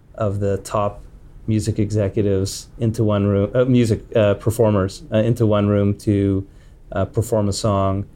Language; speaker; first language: English; native; English